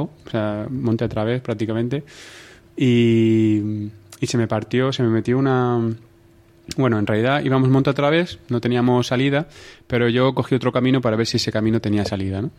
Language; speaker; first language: Spanish; native; Spanish